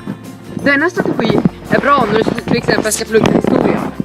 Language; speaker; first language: Swedish; native; Swedish